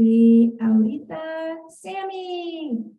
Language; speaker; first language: Spanish; early bilingual, heritage; Spanish